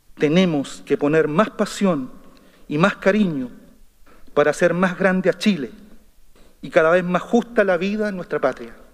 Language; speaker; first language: Spanish; native; Spanish